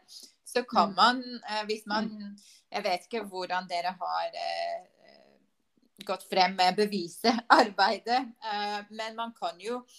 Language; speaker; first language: Swedish; non-native, fluent; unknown